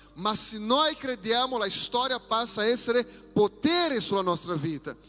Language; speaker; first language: Italian; non-native, fluent; Portuguese